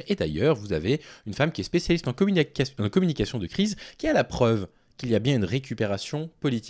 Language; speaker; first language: French; native; French